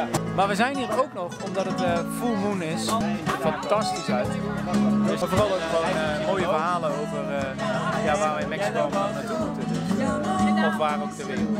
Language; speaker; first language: Dutch; native; Dutch